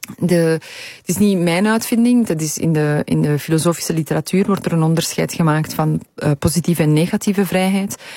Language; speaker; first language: Dutch; early bilingual, other home language; Polish